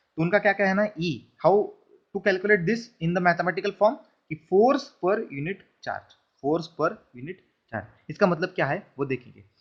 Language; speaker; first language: Hindi; non-native, local second language; Marathi